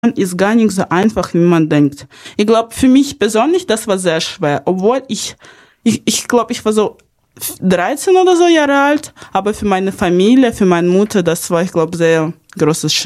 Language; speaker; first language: German; early bilingual, other home language; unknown